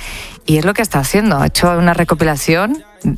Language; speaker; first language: Spanish; native; Spanish